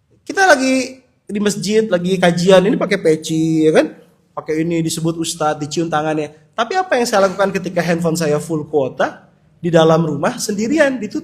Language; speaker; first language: Indonesian; native; Indonesian